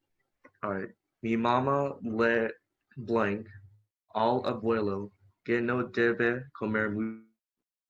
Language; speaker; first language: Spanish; non-native, learner; English